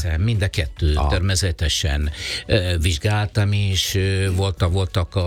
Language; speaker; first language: Hungarian; non-native, fluent; Italian